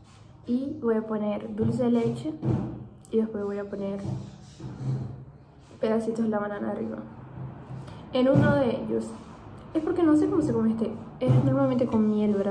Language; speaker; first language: Spanish; non-native, fluent; Portuguese